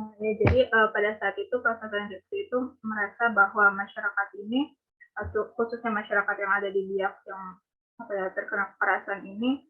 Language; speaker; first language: Indonesian; native; Indonesian